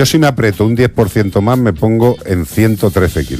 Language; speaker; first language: Spanish; native; Spanish